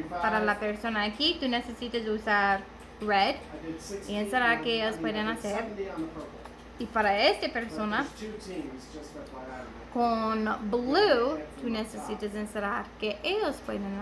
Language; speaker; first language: Spanish; non-native, learner; English